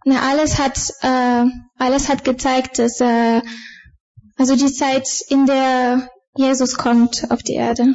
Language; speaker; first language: German; non-native, fluent; Bulgarian